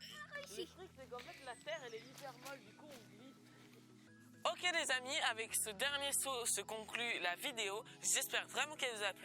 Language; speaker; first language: French; native; French